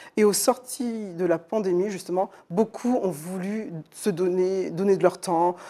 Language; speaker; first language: French; native; French